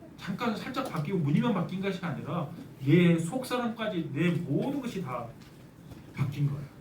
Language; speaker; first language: Korean; native; Korean